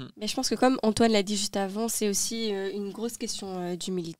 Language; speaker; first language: French; native; French